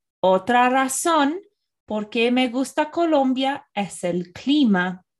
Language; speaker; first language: Spanish; non-native, fluent; English